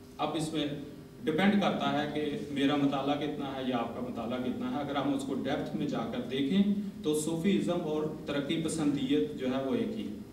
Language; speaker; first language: Urdu; non-native, local second language; Punjabi